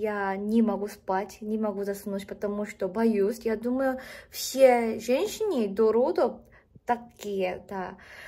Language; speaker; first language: Russian; non-native, learner; Korean